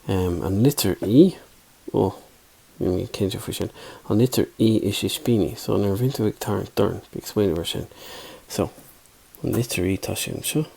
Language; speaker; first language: Irish; non-native, local second language; English